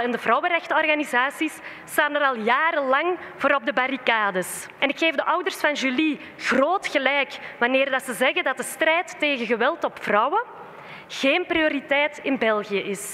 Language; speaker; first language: Dutch; native; Dutch